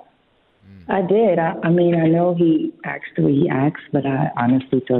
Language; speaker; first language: English; native; English